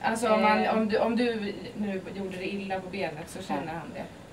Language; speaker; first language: Swedish; native; Swedish